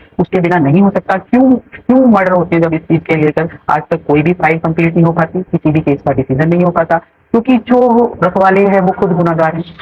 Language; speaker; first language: Hindi; native; Hindi